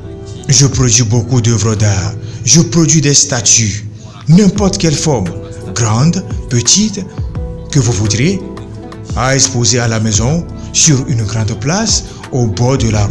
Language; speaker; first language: French; non-native, local second language; Ewe